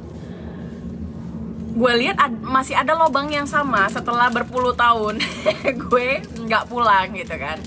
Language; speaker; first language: Indonesian; native; Indonesian